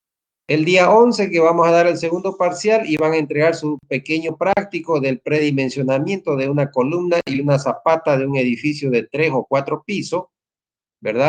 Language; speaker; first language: Spanish; native; Spanish